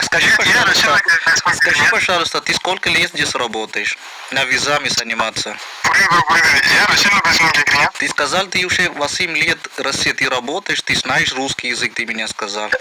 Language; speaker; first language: Russian; non-native, learner; Malayalam